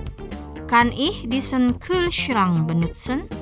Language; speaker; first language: German; non-native, fluent; Indonesian